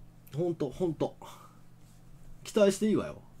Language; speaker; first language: Japanese; native; Japanese